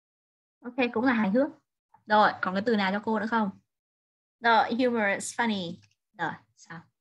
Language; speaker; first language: Vietnamese; native; Vietnamese